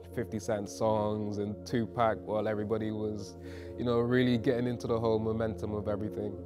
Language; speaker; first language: English; native; English